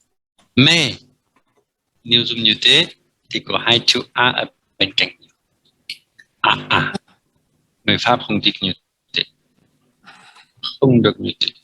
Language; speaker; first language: Vietnamese; non-native, fluent; French